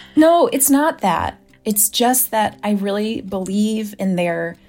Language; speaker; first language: English; native; English